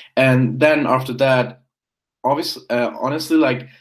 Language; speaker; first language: English; non-native, fluent; German